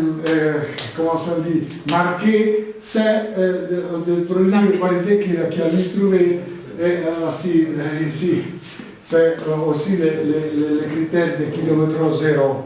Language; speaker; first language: French; non-native, learner; Italian